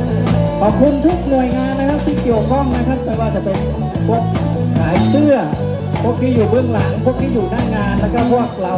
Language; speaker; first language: Thai; native; Thai